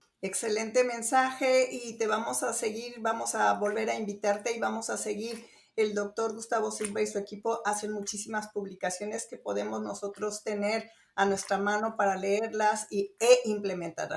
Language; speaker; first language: Spanish; native; Spanish